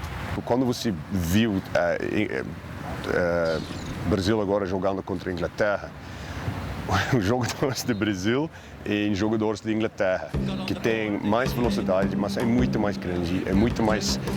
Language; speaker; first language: Portuguese; non-native, learner; English